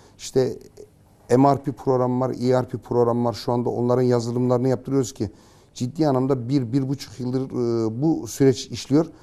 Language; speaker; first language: Turkish; native; Turkish